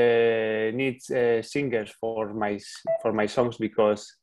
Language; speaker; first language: English; non-native, learner; Spanish